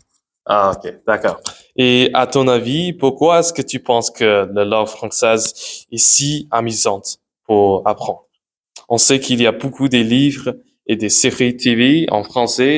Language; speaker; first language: French; non-native, learner; English